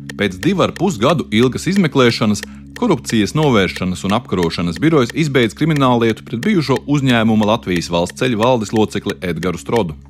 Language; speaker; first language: Latvian; native; Latvian